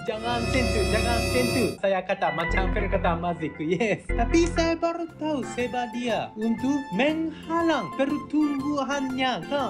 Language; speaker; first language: Malay; non-native, learner; Japanese